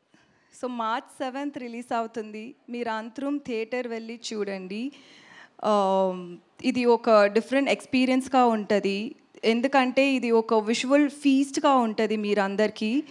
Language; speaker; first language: Telugu; non-native, learner; Tamil